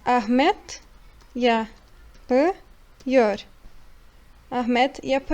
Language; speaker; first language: Turkish; non-native, fluent; Portuguese